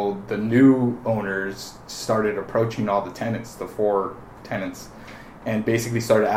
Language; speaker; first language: English; native; English